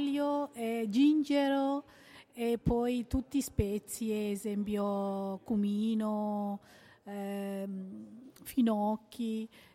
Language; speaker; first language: Italian; non-native, learner; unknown